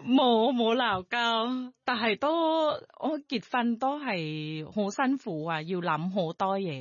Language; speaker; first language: Cantonese; non-native, learner; Thai